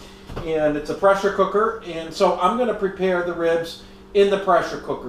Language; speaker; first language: English; native; English